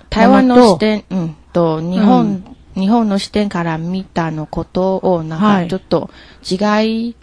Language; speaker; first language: Japanese; non-native, learner; Chinese